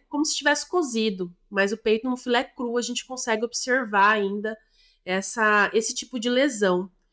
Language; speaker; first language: Portuguese; native; Portuguese